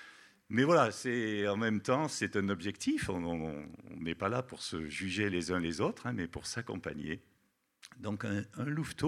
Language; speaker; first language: French; native; French